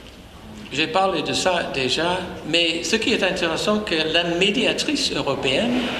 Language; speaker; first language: French; non-native, fluent; English